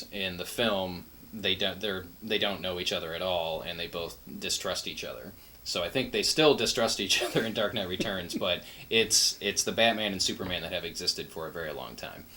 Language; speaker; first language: English; native; English